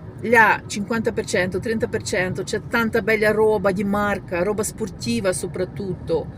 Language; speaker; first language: Italian; non-native, fluent; Ukrainian